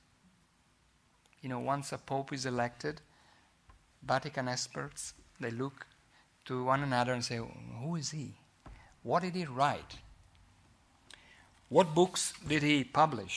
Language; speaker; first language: English; non-native, fluent; Italian